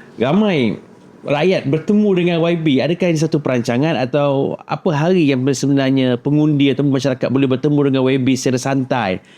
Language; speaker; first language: Malay; native; Malay